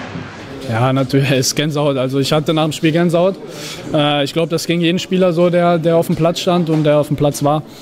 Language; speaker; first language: German; native; German